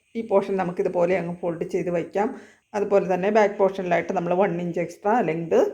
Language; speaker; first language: Malayalam; native; Malayalam